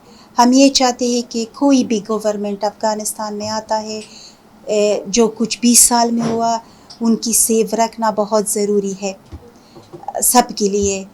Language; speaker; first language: Hindi; non-native, fluent; Punjabi